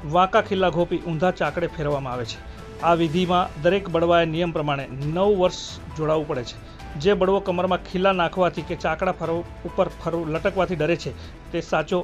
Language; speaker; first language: Gujarati; native; Gujarati